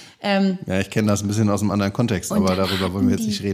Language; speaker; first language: German; native; German